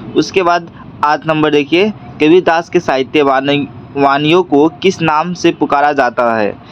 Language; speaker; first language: Hindi; non-native, local second language; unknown